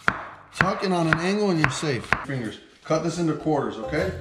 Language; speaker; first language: English; native; English